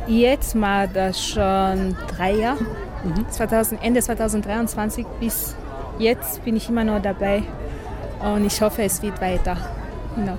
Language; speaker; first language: German; non-native, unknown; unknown